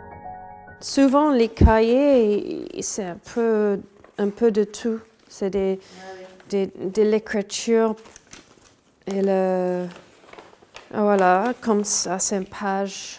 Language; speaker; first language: French; non-native, fluent; English